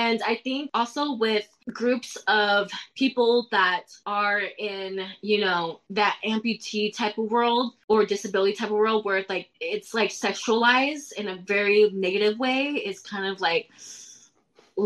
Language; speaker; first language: English; early bilingual, other home language; Thai